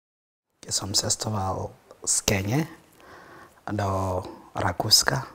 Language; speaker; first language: Slovak; non-native, fluent; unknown